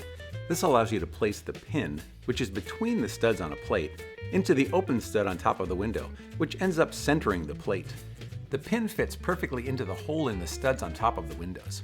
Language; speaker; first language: English; native; English